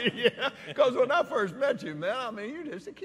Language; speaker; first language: English; native; English